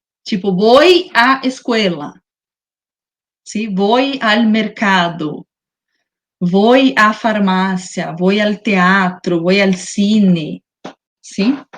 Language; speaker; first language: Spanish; non-native, learner; Portuguese